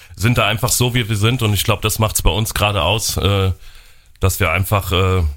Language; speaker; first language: German; native; German